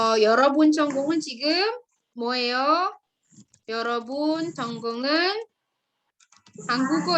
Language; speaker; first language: Korean; non-native, fluent; Indonesian